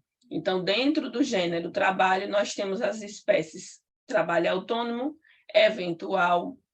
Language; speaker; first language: Portuguese; native; Portuguese